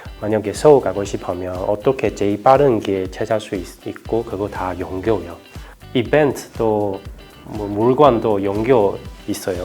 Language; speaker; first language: Korean; non-native, learner; Chinese